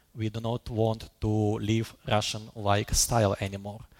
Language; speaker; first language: English; non-native, fluent; Russian